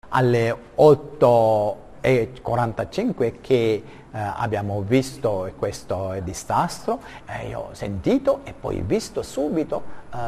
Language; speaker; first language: Italian; non-native, learner; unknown